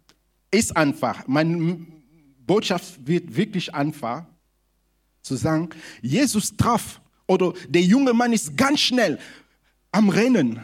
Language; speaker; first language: German; non-native, fluent; Lingala